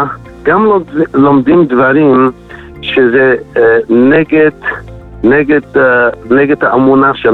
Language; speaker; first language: Hebrew; non-native, fluent; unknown